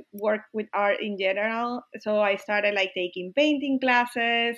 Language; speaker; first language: English; non-native, fluent; Spanish